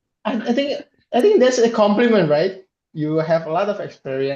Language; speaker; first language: English; non-native, learner; Indonesian